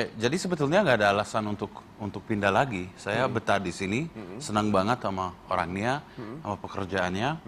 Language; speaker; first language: Indonesian; non-native, fluent; English